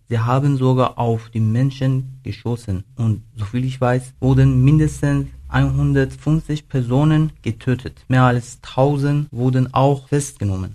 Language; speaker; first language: German; non-native, learner; Persian